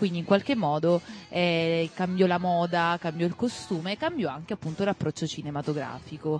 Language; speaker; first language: Italian; native; Italian